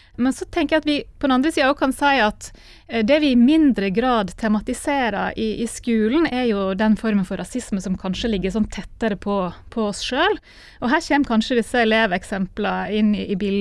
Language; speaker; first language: Norwegian; native; Norwegian